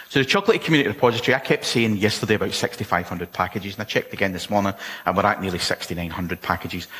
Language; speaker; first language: English; native; English